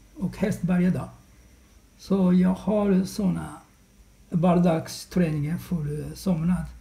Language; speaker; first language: Swedish; non-native, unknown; Japanese